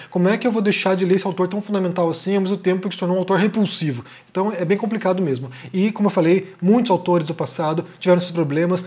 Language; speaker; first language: Portuguese; native; Portuguese